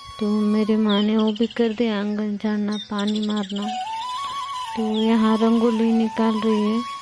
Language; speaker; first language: Hindi; non-native, local second language; Telugu